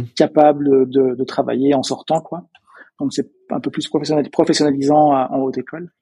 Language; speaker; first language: French; native; French